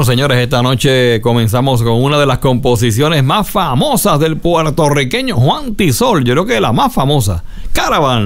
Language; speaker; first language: Spanish; native; Spanish